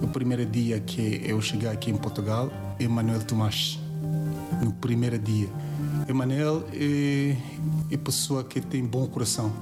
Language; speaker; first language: Portuguese; non-native, learner; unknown